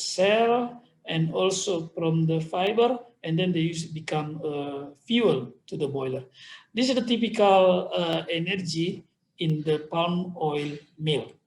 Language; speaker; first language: English; non-native, fluent; Indonesian